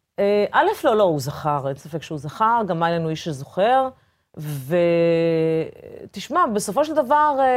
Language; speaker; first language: Hebrew; early bilingual, other home language; Portuguese